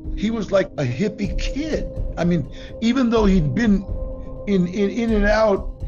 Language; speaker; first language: English; native; English